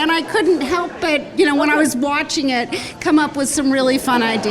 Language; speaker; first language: English; native; English